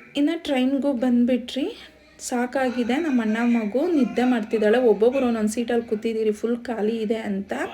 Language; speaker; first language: Kannada; non-native, local second language; Telugu